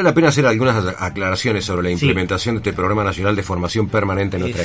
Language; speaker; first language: Spanish; native; Spanish